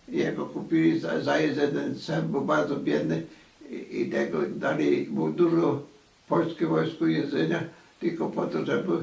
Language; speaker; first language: Polish; native; Polish